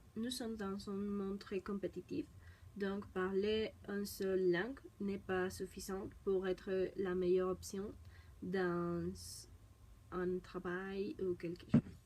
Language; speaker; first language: French; non-native, learner; Spanish